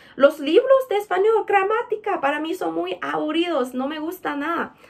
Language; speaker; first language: Spanish; non-native, fluent; Chinese